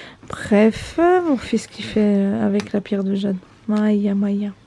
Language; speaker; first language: French; native; French